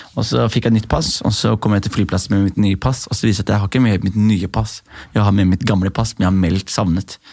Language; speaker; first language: Norwegian; early bilingual, other home language; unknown